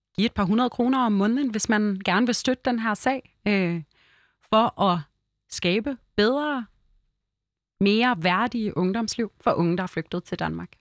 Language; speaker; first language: Danish; early bilingual, other home language; Arabic